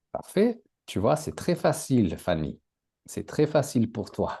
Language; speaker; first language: French; native; French